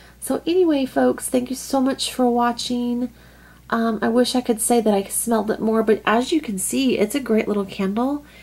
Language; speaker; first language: English; native; English